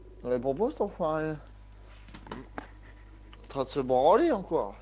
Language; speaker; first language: French; native; French